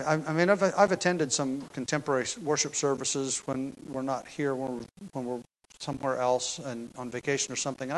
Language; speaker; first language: English; native; English